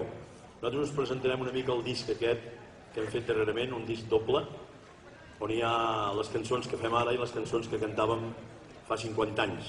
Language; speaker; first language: Catalan; native; Catalan